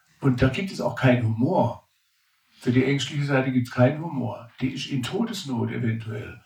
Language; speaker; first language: German; native; German